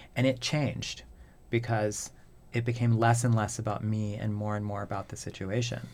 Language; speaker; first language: English; native; English